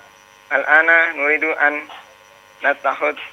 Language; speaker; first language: Arabic; non-native, learner; Indonesian